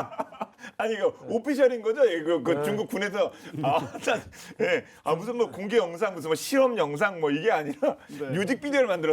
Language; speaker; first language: Korean; native; Korean